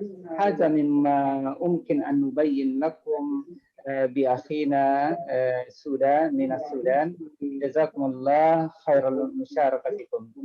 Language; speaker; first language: Arabic; non-native, fluent; Indonesian